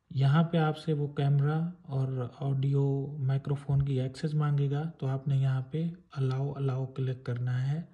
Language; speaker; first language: Urdu; non-native, local second language; Sindhi